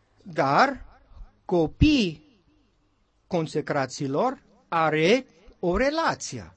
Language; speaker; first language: Romanian; non-native, learner; English